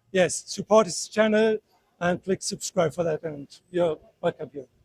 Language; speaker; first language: English; non-native, fluent; German